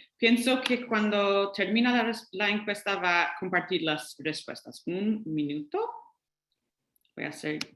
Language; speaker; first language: Spanish; non-native, fluent; English